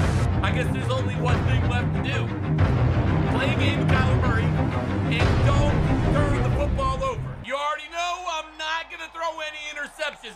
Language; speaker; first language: English; native; English